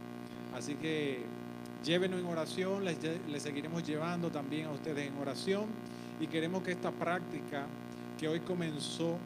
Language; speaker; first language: Spanish; native; Spanish